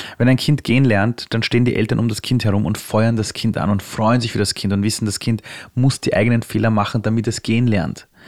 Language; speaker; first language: German; early bilingual, other home language; Persian